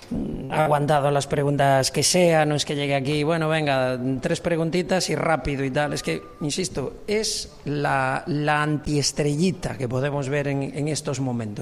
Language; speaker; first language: Spanish; native; Spanish